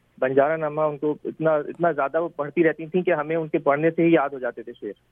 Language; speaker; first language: Urdu; native; Urdu